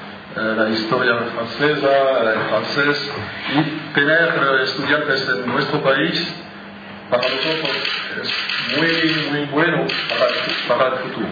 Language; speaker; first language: Spanish; non-native, fluent; French